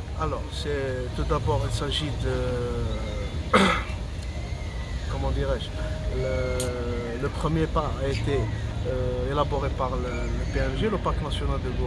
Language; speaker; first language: French; non-native, local second language; Kabyle